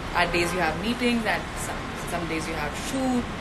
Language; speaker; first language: English; non-native, local second language; Hindi